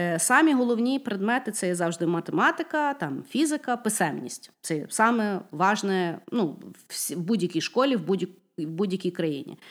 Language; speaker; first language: Ukrainian; non-native, local second language; Russian